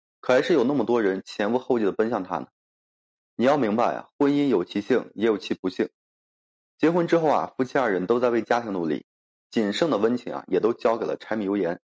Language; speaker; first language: Chinese; native; Chinese